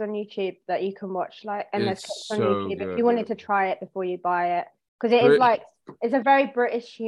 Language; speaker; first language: English; native; English